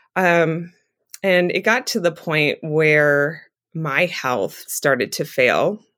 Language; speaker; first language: English; native; English